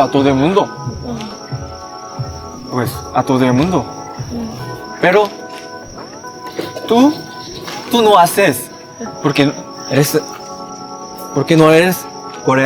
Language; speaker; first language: Spanish; non-native, learner; Korean